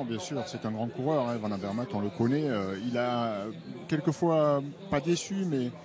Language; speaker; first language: French; native; French